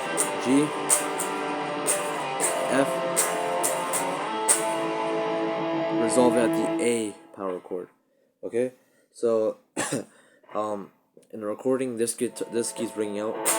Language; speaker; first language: English; native; English